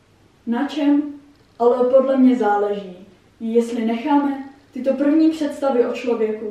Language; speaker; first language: Czech; early bilingual, heritage; Czech